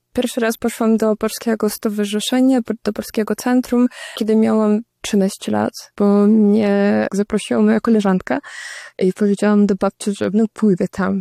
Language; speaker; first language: Polish; non-native, fluent; Russian